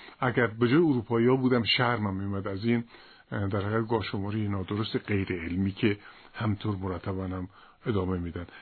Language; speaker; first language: Persian; native; Persian